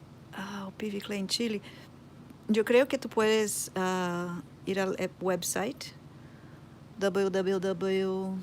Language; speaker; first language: Spanish; non-native, learner; Portuguese